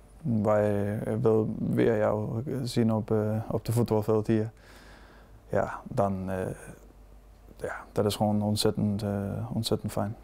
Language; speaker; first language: Dutch; non-native, fluent; Danish